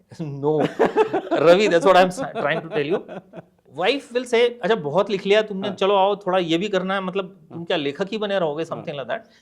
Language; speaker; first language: Hindi; native; Hindi